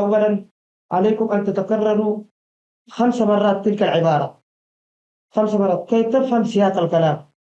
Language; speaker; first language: Arabic; non-native, fluent; Urdu